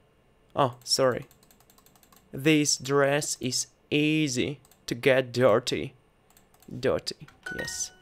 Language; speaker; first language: English; non-native, learner; Russian